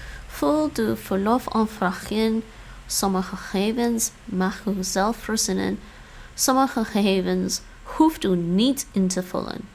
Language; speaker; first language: Dutch; non-native, learner; English